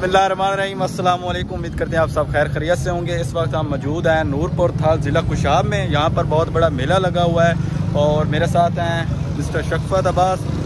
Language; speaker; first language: Urdu; non-native, local second language; Punjabi